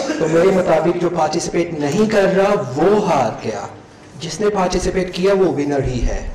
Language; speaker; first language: Urdu; non-native, local second language; Punjabi